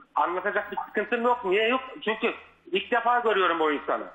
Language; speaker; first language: Turkish; native; Turkish